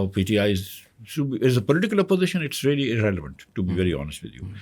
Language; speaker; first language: English; non-native, local second language; Urdu